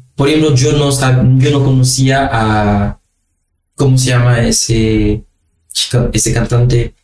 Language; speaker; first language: Spanish; non-native, fluent; Haitian Creole